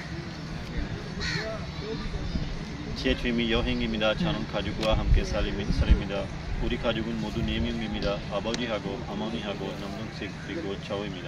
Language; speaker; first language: Korean; non-native, learner; Punjabi